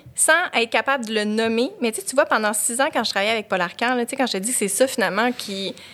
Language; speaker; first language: French; native; French